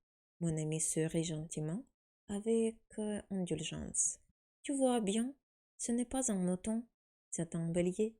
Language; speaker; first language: French; non-native, fluent; Ukrainian